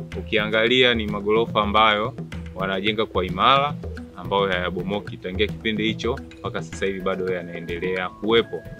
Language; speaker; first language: Swahili; native; Swahili